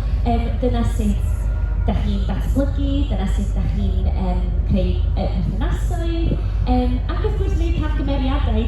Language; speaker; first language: Welsh; non-native, local second language; English